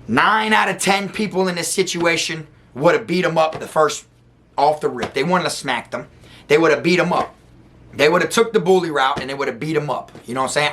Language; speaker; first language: English; native; English